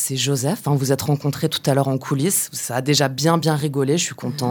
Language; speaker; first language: French; native; French